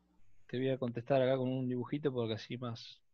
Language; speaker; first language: Spanish; native; Spanish